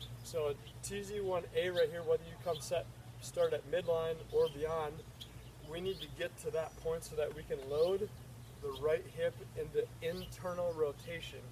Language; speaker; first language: English; native; English